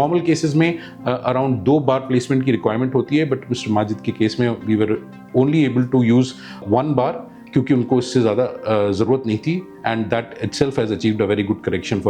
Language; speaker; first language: Hindi; native; Hindi